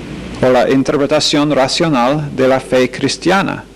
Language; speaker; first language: Spanish; non-native, fluent; English